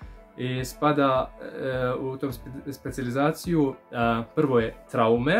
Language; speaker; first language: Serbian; non-native, learner; Arabic